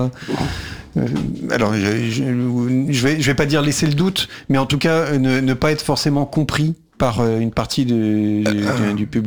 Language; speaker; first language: French; native; French